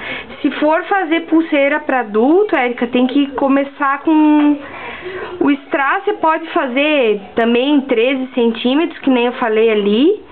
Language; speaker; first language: Portuguese; native; Portuguese